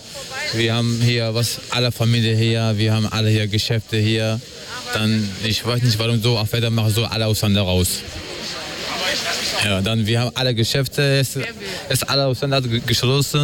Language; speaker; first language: German; non-native, learner; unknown